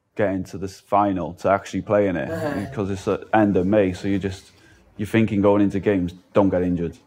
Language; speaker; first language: English; native; English